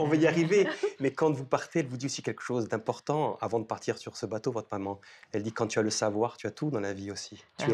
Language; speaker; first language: French; native; French